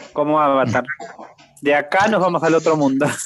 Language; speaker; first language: Spanish; native; Spanish